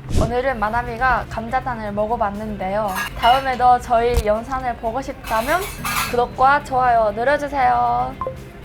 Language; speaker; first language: Korean; early bilingual, heritage; Japanese